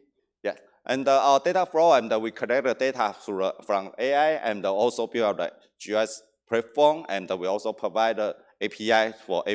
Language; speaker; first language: English; non-native, learner; Chinese